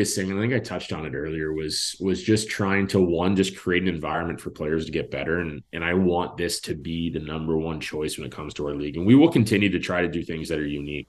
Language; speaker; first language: English; native; English